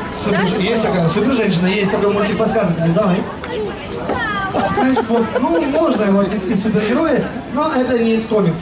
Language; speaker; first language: Russian; native; Russian